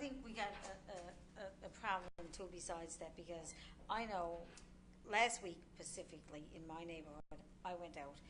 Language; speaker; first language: English; native; English